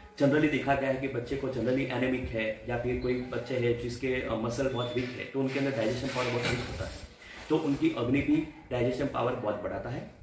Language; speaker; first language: Hindi; non-native, local second language; Gujarati